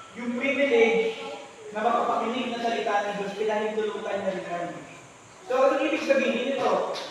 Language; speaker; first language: Filipino; native; Filipino